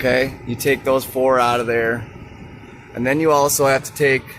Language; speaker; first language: English; native; English